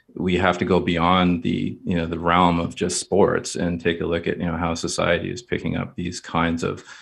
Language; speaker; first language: English; native; English